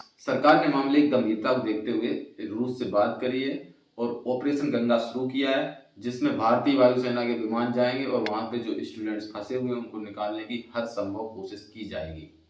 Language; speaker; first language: Hindi; native; Hindi